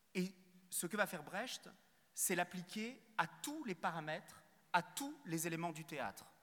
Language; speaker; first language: French; native; French